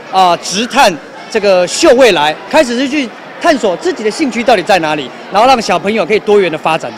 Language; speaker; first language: Chinese; native; Chinese